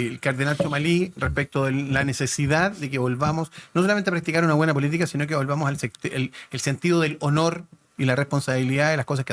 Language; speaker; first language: Spanish; native; Spanish